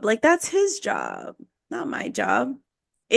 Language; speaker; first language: English; native; English